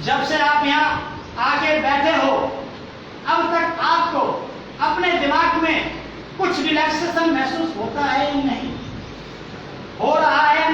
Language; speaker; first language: Hindi; native; Hindi